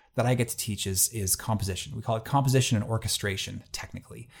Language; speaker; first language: English; native; English